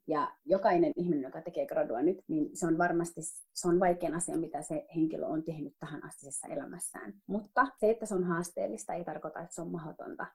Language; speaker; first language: Finnish; early bilingual, other home language; Somali